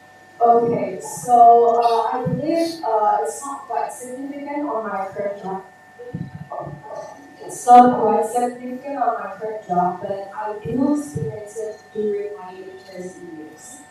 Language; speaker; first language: English; non-native, fluent; Indonesian